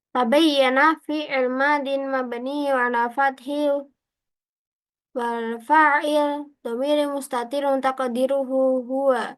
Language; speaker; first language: Arabic; non-native, learner; Indonesian